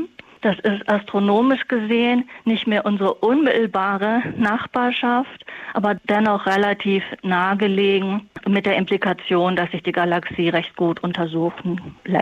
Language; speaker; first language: German; native; German